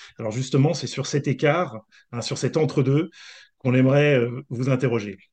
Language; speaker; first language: French; native; French